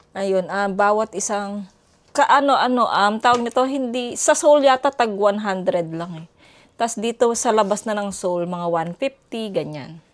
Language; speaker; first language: Filipino; native; Filipino